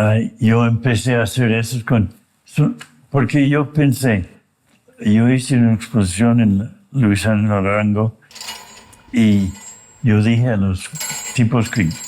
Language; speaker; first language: Spanish; non-native, fluent; English